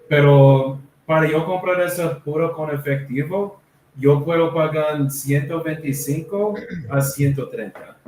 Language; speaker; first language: Spanish; non-native, learner; English